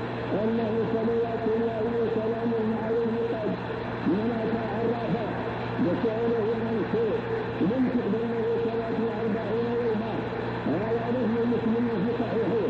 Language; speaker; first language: Arabic; native; Arabic